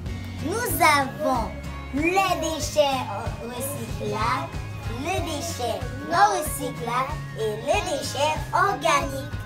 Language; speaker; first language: French; non-native, local second language; Haitian Creole